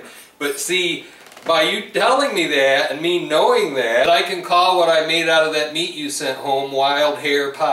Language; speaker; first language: English; native; English